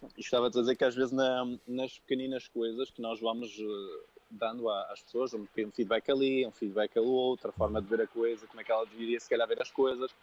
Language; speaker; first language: Portuguese; early bilingual, other home language; French